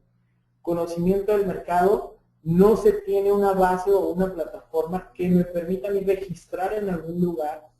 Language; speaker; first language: Spanish; native; Spanish